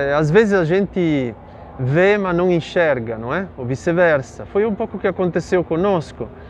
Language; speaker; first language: Portuguese; non-native, fluent; Italian